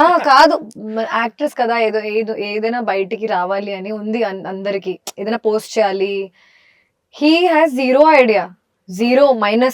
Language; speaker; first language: Telugu; non-native, fluent; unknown